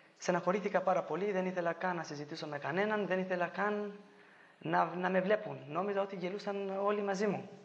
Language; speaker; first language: Greek; non-native, fluent; Albanian